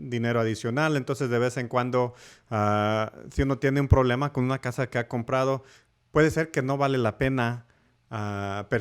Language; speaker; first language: Spanish; early bilingual, heritage; Spanish